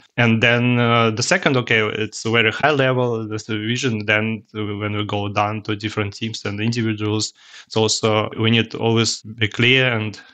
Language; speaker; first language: English; non-native, learner; Russian